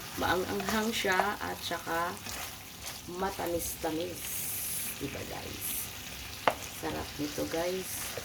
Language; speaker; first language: Filipino; non-native, local second language; Cebuano